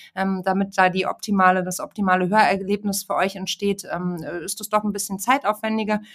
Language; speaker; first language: German; native; German